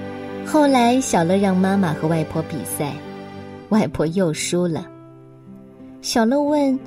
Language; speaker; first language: Chinese; native; Chinese